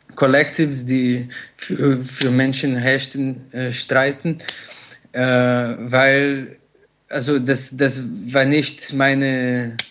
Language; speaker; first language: German; non-native, fluent; Portuguese